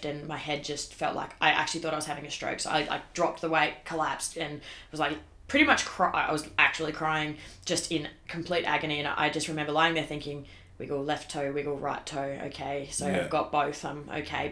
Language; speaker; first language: English; native; English